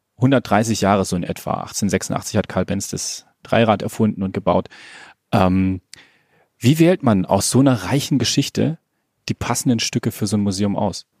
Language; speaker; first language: German; native; German